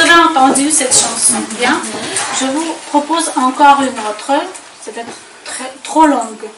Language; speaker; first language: French; non-native, fluent; Ukrainian